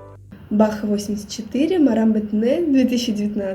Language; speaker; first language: Russian; native; Russian